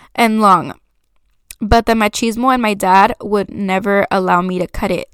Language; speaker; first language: English; early bilingual, other home language; Spanish